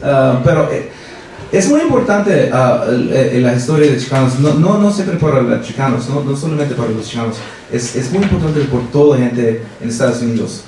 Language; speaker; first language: Spanish; non-native, learner; English